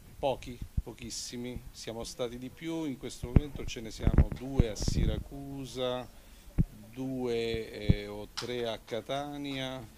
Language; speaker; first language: Italian; native; Italian